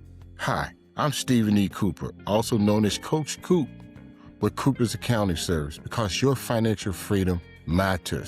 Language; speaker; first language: English; native; English